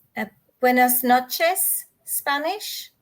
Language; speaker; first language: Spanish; non-native, learner; English